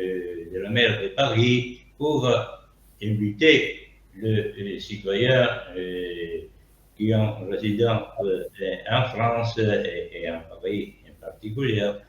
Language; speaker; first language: French; non-native, learner; Italian